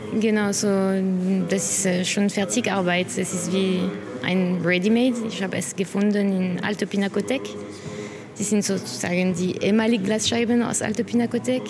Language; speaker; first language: German; non-native, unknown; French